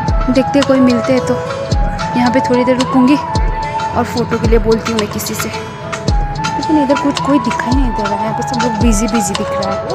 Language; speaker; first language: Hindi; non-native, local second language; Nepali